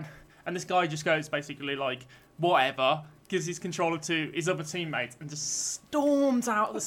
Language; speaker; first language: English; native; English